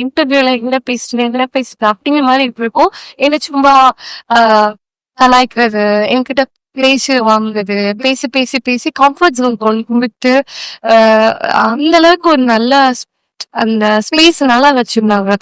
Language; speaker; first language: Tamil; non-native, local second language; Malayalam